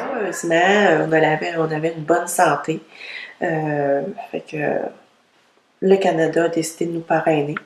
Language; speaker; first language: French; early bilingual, other home language; Vietnamese